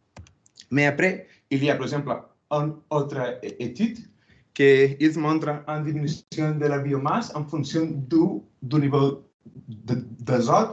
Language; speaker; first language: French; non-native, fluent; Spanish